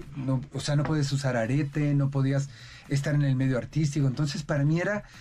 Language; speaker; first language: Spanish; native; Spanish